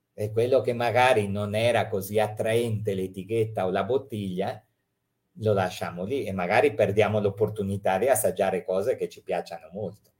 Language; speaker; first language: Italian; early bilingual, heritage; Italian